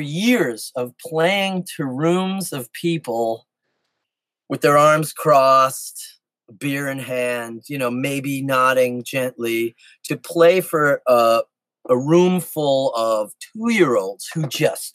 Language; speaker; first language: English; native; English